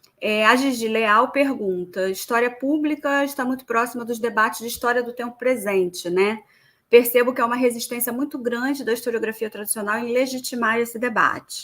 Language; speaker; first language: Portuguese; native; Portuguese